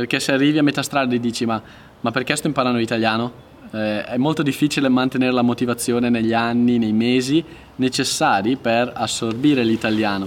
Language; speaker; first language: Italian; native; Italian